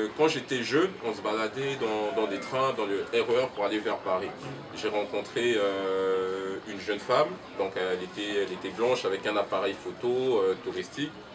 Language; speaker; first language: French; early bilingual, other home language; Lingala